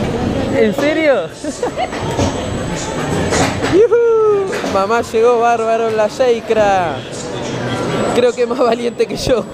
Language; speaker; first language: Spanish; native; Spanish